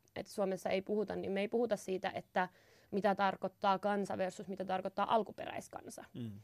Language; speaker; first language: Finnish; native; Finnish